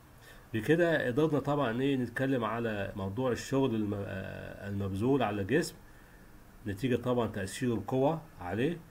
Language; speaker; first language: Arabic; native; Arabic